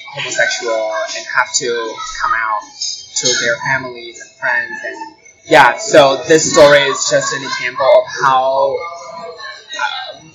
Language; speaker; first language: English; non-native, fluent; Chinese